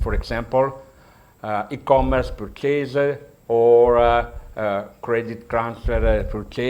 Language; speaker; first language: English; non-native, learner; Italian